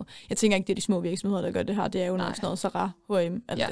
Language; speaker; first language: Danish; native; Danish